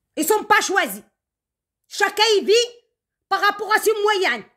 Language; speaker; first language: French; non-native, local second language; Arabic